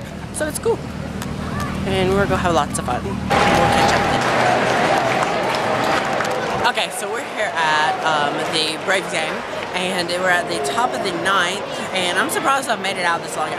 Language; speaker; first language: English; native; English